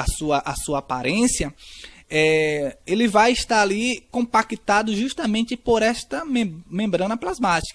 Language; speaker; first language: Portuguese; native; Portuguese